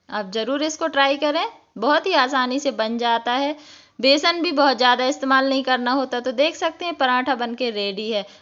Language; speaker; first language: Hindi; native; Hindi